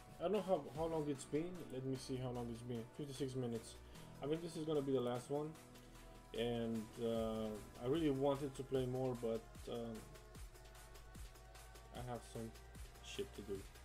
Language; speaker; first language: English; non-native, fluent; Romanian